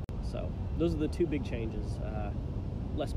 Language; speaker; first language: English; native; English